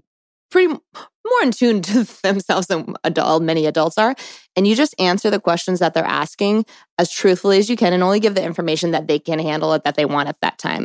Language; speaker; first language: English; native; English